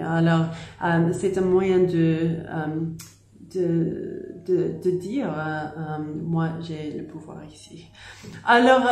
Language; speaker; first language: French; non-native, learner; English